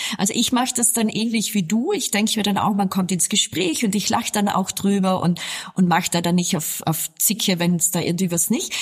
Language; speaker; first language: German; native; German